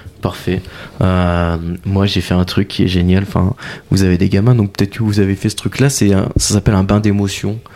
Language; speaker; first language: French; native; French